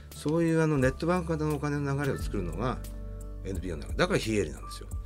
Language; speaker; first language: Japanese; native; Japanese